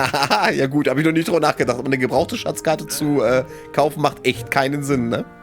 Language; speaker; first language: German; native; German